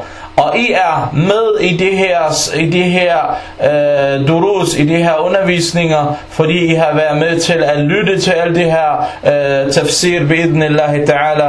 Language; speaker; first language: Danish; non-native, fluent; Arabic